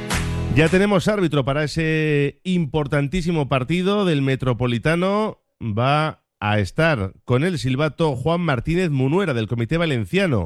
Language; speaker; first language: Spanish; native; Spanish